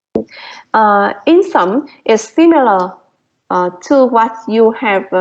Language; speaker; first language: English; non-native, fluent; Vietnamese